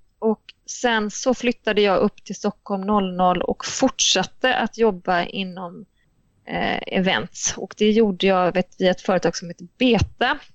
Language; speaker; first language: Swedish; native; Swedish